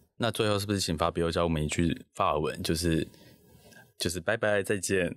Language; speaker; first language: Chinese; native; Chinese